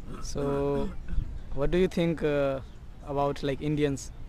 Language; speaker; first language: English; non-native, local second language; Hindi